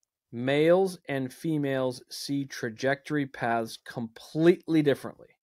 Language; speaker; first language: English; native; English